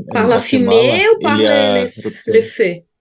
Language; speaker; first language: French; non-native, fluent; Portuguese